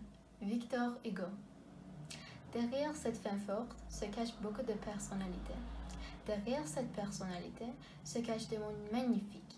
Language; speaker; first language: French; non-native, learner; Turkish